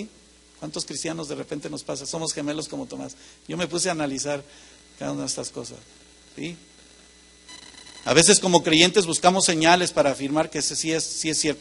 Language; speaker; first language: Spanish; native; Spanish